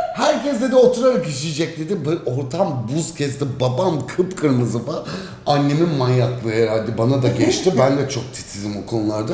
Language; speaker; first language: Turkish; native; Turkish